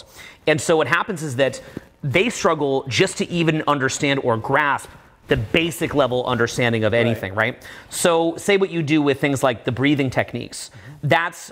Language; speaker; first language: English; native; English